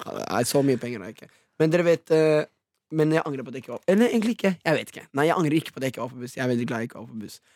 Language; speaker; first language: Norwegian; early bilingual, other home language; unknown